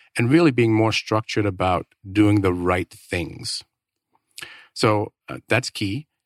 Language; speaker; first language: English; non-native, fluent; Danish